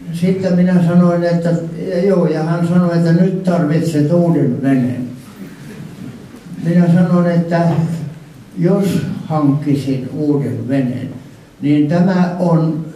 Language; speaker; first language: Finnish; non-native, local second language; Swedish